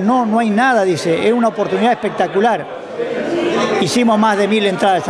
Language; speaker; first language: Spanish; native; Spanish